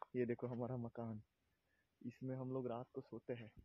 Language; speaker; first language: Hindi; non-native, local second language; Bangla